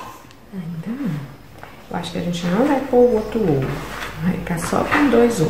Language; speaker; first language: Portuguese; native; Portuguese